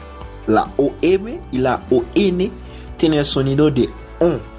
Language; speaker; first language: Spanish; non-native, fluent; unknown